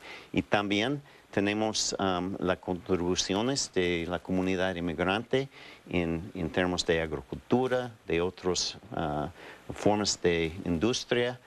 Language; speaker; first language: Spanish; non-native, fluent; English